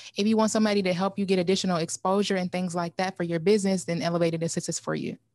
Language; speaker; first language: English; native; English